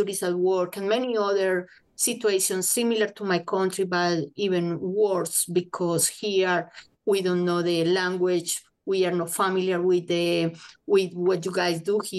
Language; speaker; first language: English; non-native, fluent; Spanish